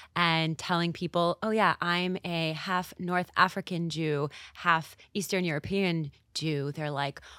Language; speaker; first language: English; native; English